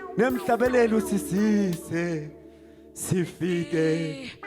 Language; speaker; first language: Zulu; non-native, local second language; Swati